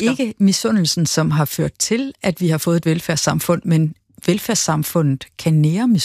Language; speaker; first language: Danish; native; Danish